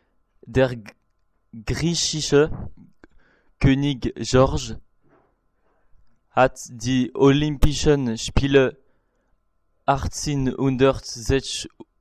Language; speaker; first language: German; non-native, learner; French